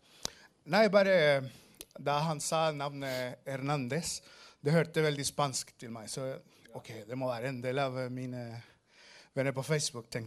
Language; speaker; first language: Norwegian; non-native, fluent; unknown